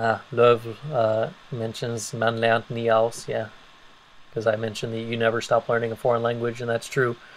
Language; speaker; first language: English; native; English